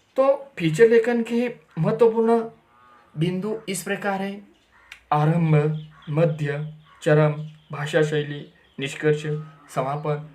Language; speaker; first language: Hindi; non-native, local second language; Marathi